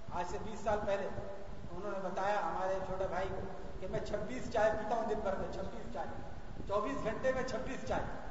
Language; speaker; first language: Urdu; native; Urdu